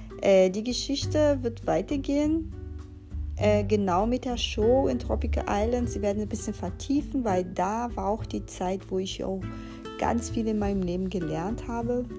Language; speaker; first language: German; non-native, fluent; Portuguese